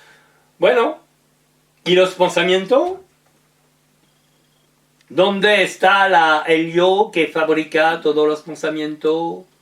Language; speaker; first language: Spanish; non-native, learner; French